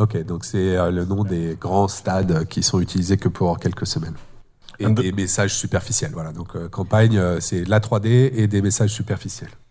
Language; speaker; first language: French; native; French